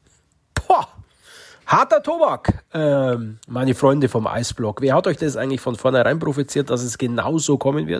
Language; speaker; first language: German; native; German